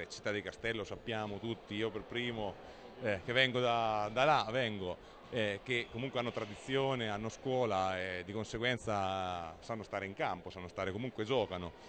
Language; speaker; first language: Italian; native; Italian